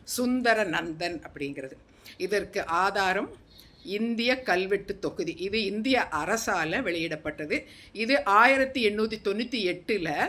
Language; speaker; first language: Tamil; non-native, local second language; Telugu